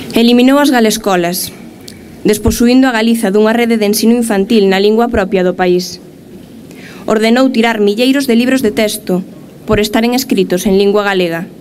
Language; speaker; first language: Galician; native; Galician